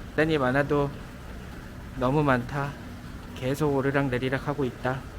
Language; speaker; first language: Korean; native; Korean